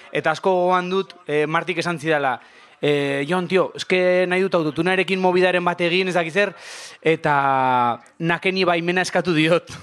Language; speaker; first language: Basque; non-native, local second language; Spanish